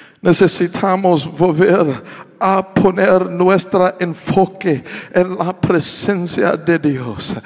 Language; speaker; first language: Spanish; non-native, learner; English